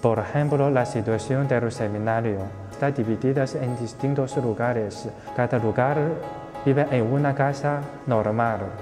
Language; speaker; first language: Spanish; non-native, local second language; Chinese